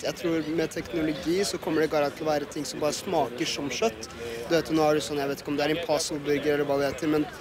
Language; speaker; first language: Norwegian; native; Norwegian